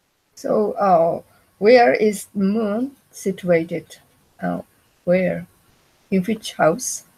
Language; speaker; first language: English; non-native, learner; Japanese